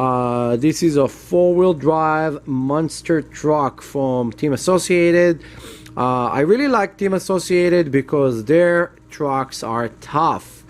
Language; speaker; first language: English; non-native, fluent; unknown